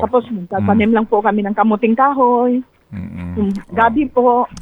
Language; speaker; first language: Filipino; non-native, local second language; Cebuano